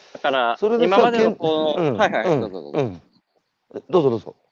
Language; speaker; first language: Japanese; native; Japanese